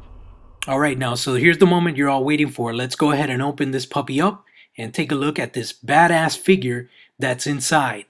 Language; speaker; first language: English; native; English